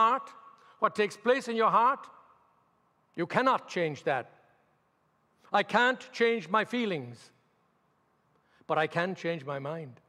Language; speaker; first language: English; native; English